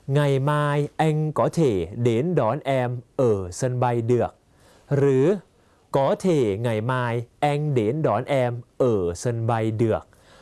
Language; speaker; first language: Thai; native; Thai